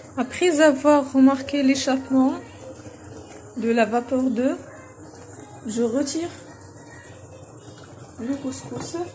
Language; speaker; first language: French; non-native, local second language; Arabic